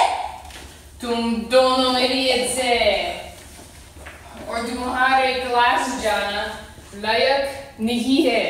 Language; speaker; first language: Hindi; non-native, learner; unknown